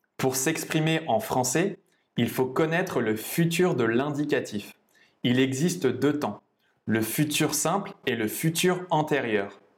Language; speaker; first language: French; native; French